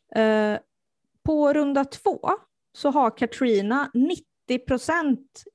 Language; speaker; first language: Swedish; native; Swedish